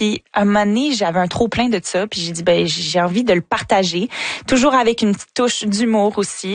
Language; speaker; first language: French; native; French